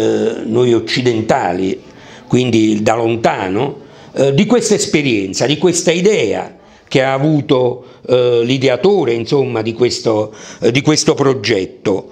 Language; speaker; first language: Italian; native; Italian